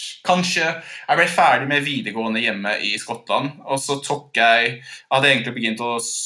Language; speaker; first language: Norwegian; non-native, fluent; English